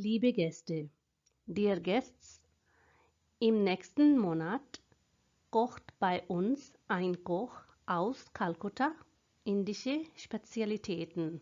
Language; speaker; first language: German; non-native, fluent; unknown